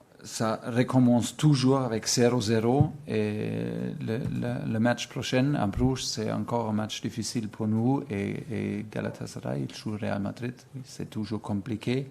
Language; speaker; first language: French; non-native, fluent; German